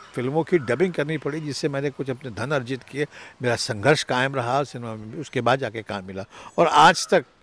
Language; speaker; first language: Hindi; native; Hindi